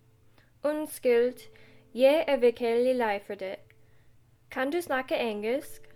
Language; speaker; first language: Norwegian; non-native, learner; English